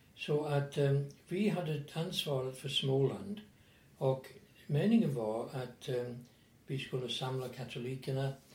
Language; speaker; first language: Swedish; non-native, fluent; English